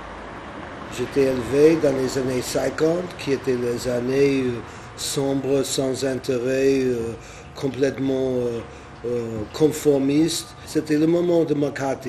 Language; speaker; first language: French; non-native, fluent; English